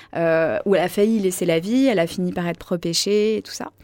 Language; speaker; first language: French; native; French